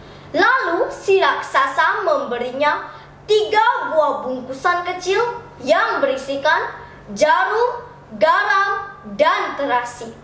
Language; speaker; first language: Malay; non-native, local second language; Balinese